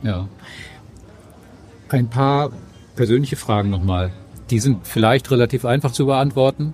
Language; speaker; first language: German; native; German